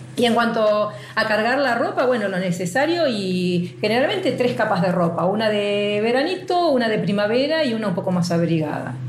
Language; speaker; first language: Spanish; native; Spanish